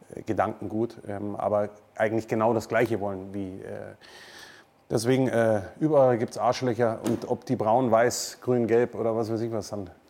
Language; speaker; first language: German; native; German